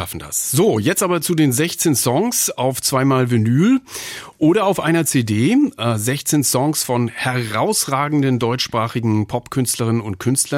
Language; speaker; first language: German; native; German